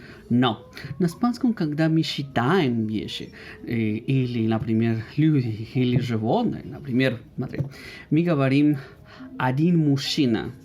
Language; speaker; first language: Russian; non-native, fluent; Spanish